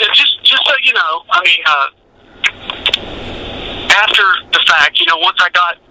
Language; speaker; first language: English; native; English